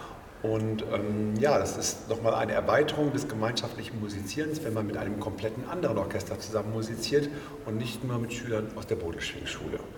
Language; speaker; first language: German; native; German